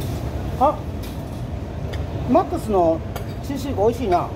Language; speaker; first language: Japanese; non-native, learner; Filipino